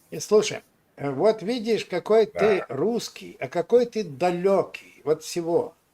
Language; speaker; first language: Russian; non-native, local second language; Ukrainian